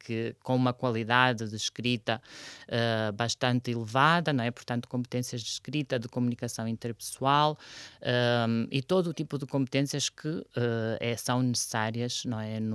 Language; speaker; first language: Portuguese; non-native, fluent; Romanian